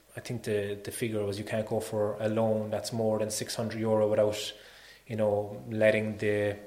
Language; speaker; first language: English; native; English